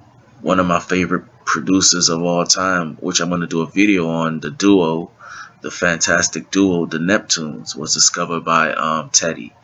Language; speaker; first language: English; native; English